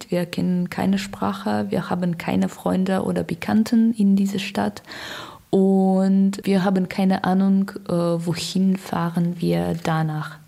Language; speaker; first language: German; non-native, learner; Russian